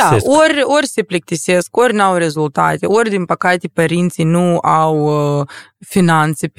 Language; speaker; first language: Romanian; non-native, local second language; Russian